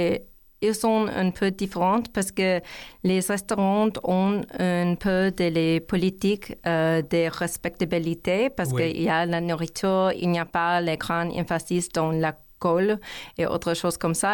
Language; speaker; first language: French; non-native, learner; English